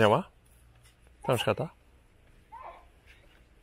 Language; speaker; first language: Japanese; non-native, fluent; English